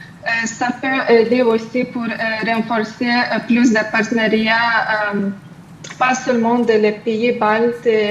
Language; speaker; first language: French; non-native, fluent; Lithuanian